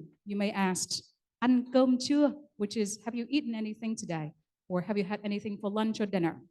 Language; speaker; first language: English; non-native, local second language; Vietnamese